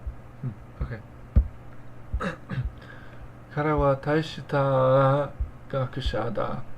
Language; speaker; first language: Japanese; non-native, learner; English